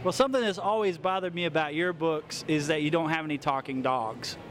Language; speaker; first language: English; native; English